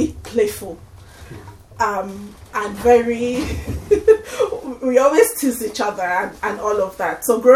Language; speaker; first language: English; non-native, local second language; Yoruba